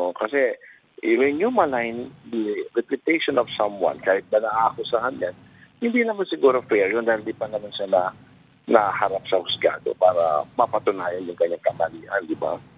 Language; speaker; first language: Filipino; native; Filipino